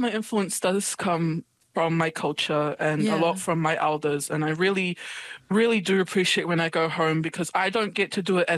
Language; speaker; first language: English; native; English